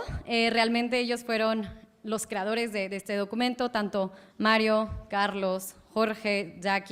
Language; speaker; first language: Spanish; native; Spanish